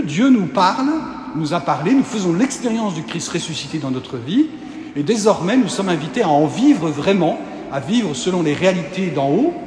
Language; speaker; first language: French; native; French